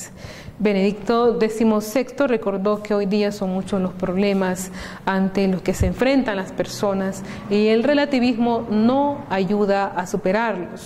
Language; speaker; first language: Spanish; native; Spanish